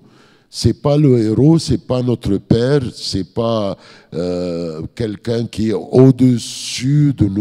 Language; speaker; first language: French; non-native, fluent; Arabic